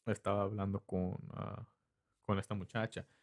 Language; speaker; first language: Spanish; early bilingual, heritage; Spanish